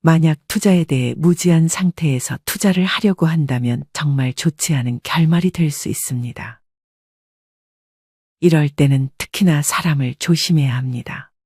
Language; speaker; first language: Korean; native; Korean